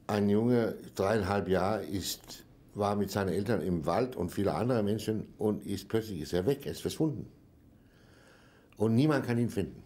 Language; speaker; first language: German; non-native, fluent; Danish